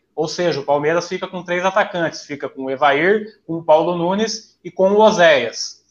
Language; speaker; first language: Portuguese; native; Portuguese